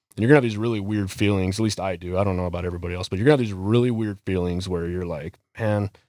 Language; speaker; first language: English; native; English